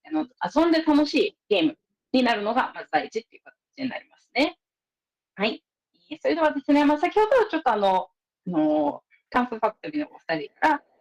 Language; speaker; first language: Japanese; native; Japanese